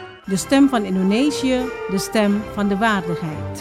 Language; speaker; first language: Dutch; non-native, fluent; Indonesian